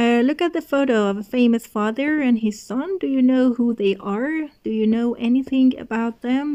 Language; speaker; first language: English; non-native, fluent; Persian